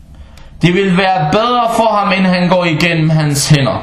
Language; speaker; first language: Danish; early bilingual, other home language; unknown